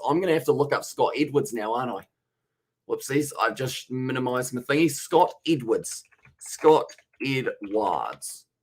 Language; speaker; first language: English; native; English